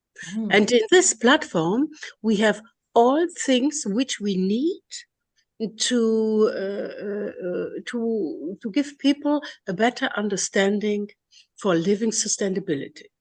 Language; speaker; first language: English; non-native, learner; German